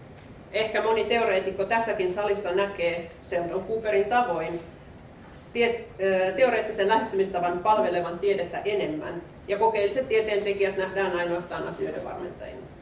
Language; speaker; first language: Finnish; native; Finnish